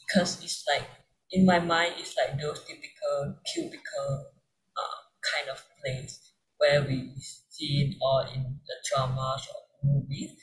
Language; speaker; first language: English; non-native, local second language; Chinese